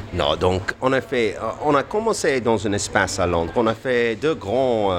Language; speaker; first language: French; non-native, fluent; English